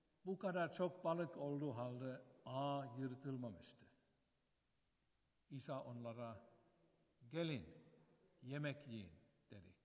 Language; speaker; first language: Turkish; non-native, fluent; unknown